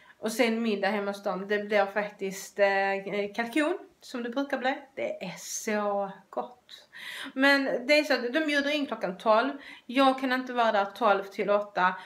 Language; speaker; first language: Swedish; native; Swedish